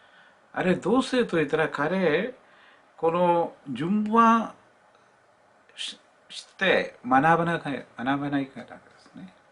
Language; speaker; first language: Japanese; non-native, learner; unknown